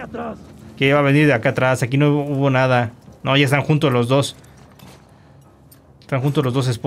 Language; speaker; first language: Spanish; native; Spanish